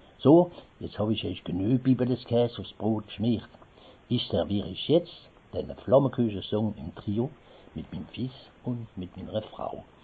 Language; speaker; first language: German; non-native, local second language; Swiss German